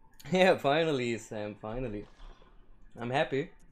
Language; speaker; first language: English; non-native, fluent; German